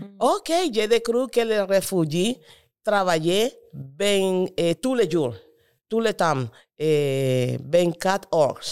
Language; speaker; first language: French; non-native, learner; Spanish